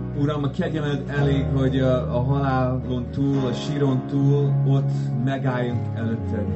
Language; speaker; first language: Hungarian; non-native, fluent; English